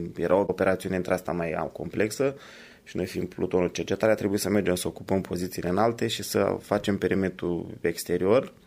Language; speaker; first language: Romanian; native; Romanian